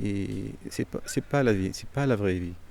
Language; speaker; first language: French; non-native, fluent; Arabic